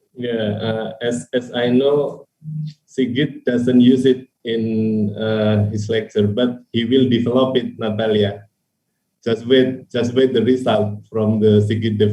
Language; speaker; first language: English; non-native, fluent; Indonesian